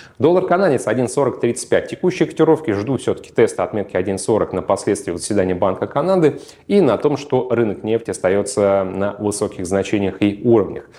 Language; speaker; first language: Russian; native; Russian